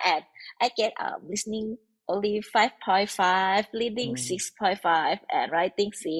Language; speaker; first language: English; non-native, learner; Thai